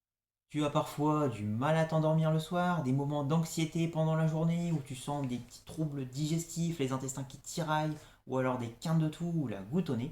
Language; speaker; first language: French; native; French